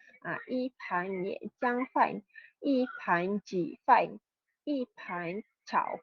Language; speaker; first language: Chinese; non-native, fluent; Malay